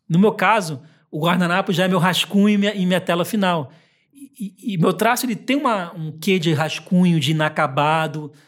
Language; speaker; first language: Portuguese; early bilingual, heritage; Portuguese